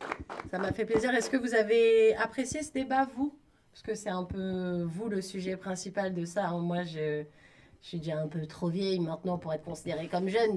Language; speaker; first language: French; native; French